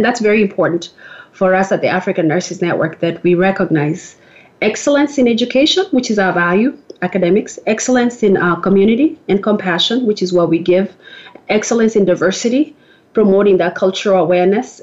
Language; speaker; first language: English; non-native, local second language; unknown